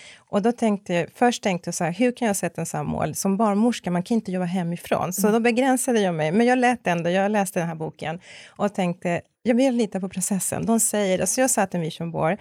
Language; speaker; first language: Swedish; early bilingual, other home language; Spanish